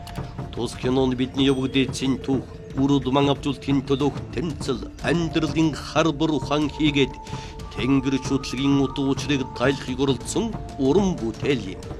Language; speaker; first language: Mongolian; native; Mongolian